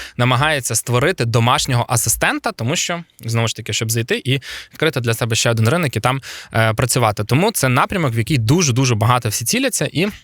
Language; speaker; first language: Ukrainian; non-native, local second language; Russian